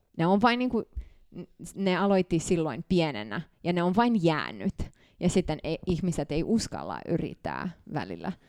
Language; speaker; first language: Finnish; non-native, fluent; Romanian